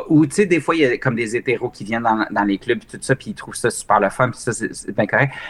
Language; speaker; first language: French; native; French